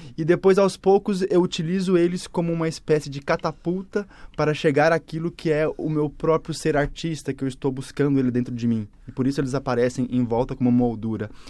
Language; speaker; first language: Portuguese; native; Portuguese